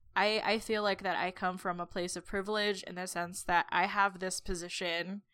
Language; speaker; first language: English; native; English